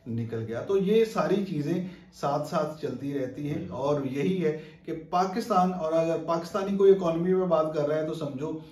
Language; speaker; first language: Urdu; native; Urdu